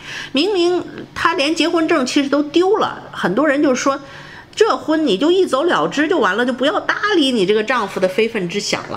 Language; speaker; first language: Chinese; native; Chinese